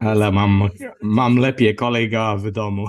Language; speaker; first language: Polish; non-native, learner; English